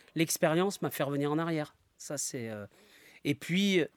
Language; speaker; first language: French; native; French